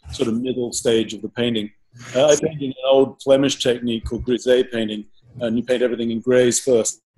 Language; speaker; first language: English; native; English